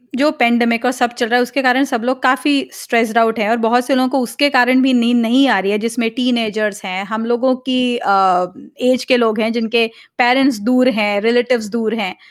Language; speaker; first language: Hindi; native; Hindi